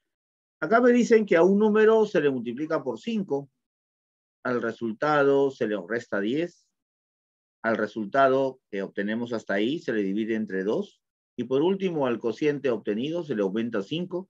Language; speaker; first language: Spanish; native; Spanish